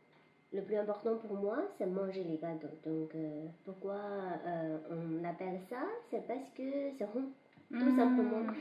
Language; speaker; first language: French; non-native, fluent; Chinese